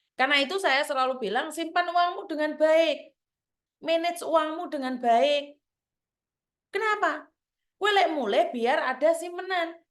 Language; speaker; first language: Indonesian; non-native, local second language; Javanese